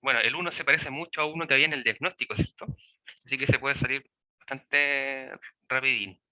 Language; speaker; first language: Spanish; native; Spanish